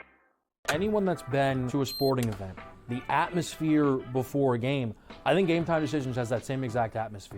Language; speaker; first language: English; native; English